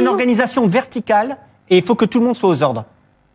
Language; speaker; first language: French; native; French